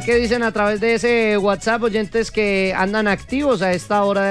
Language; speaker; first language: Spanish; native; Spanish